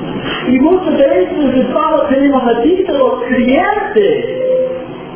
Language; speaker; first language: Spanish; non-native, fluent; English